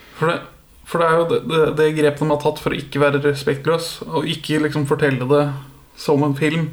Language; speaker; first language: Norwegian; native; Norwegian